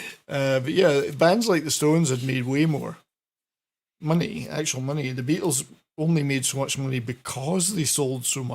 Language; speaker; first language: English; native; English